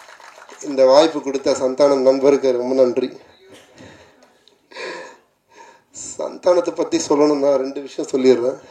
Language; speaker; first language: Tamil; native; Tamil